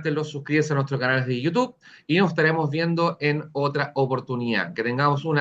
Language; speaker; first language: Spanish; native; Spanish